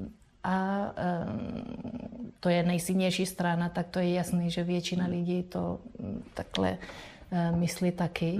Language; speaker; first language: Czech; non-native, fluent; Spanish